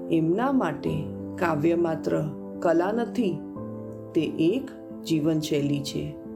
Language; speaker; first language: Gujarati; non-native, local second language; Kachhi